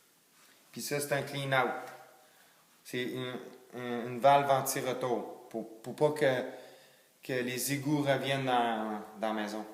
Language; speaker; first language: French; native; French